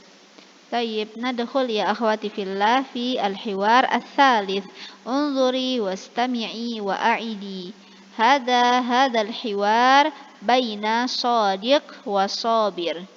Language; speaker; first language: Arabic; non-native, fluent; Indonesian